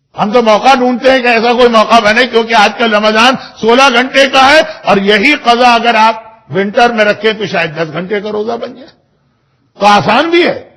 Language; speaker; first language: Urdu; native; Urdu